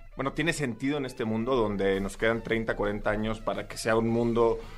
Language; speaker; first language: Spanish; native; Spanish